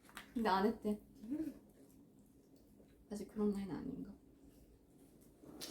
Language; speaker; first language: Korean; non-native, fluent; Japanese